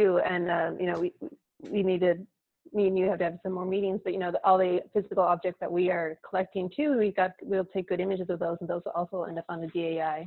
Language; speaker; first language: English; native; English